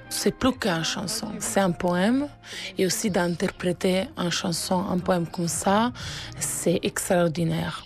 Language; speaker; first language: French; non-native, fluent; Italian